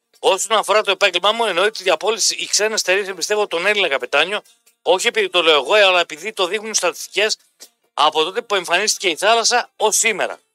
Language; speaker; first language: Greek; native; Greek